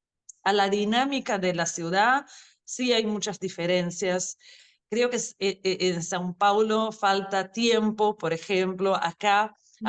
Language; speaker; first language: Spanish; non-native, fluent; Portuguese